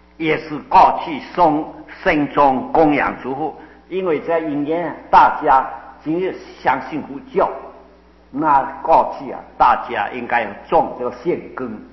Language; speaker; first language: Chinese; non-native, local second language; Cantonese